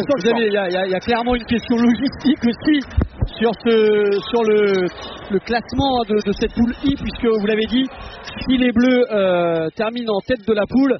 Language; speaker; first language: French; native; French